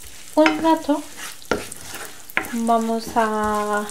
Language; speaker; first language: Spanish; non-native, learner; Turkish